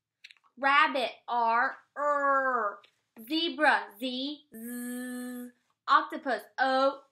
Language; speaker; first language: English; native; English